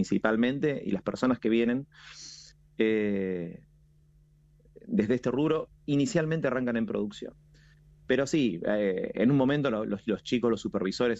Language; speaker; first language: Spanish; native; Spanish